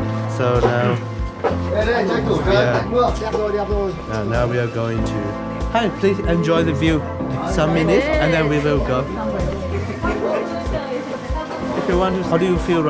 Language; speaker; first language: English; non-native, learner; Vietnamese